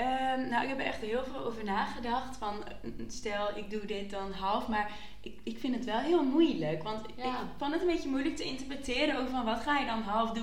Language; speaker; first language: Dutch; native; Dutch